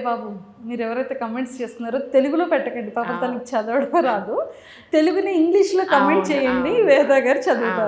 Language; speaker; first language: Telugu; native; Telugu